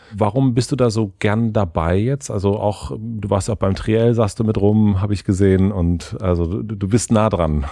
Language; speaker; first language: German; native; German